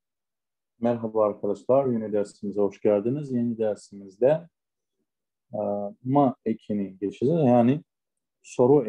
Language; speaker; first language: Turkish; non-native, fluent; Russian